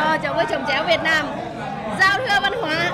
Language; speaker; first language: Vietnamese; non-native, fluent; Lao